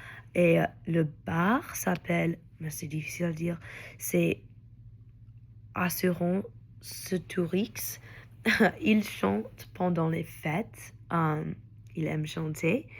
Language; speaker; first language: French; non-native, learner; English